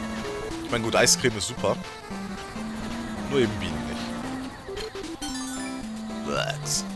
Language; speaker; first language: German; native; German